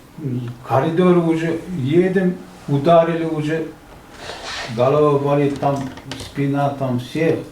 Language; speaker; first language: Russian; non-native, learner; Uzbek